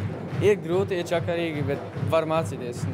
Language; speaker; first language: Latvian; non-native, learner; German